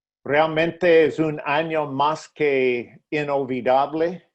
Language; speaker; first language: Spanish; non-native, fluent; English